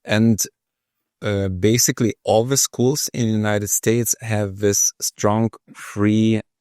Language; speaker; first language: English; non-native, fluent; Lithuanian